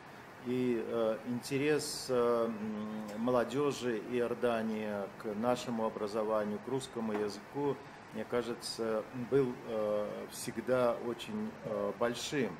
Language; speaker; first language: Russian; native; Russian